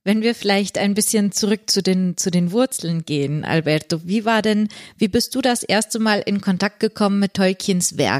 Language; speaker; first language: German; native; German